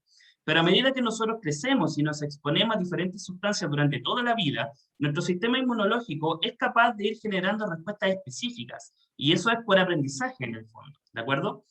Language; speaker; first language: Spanish; native; Spanish